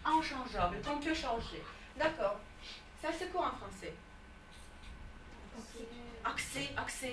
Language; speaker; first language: French; non-native, fluent; Russian